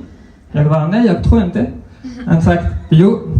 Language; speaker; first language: Swedish; non-native, fluent; French